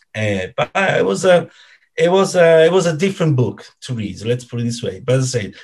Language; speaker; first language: English; non-native, fluent; Italian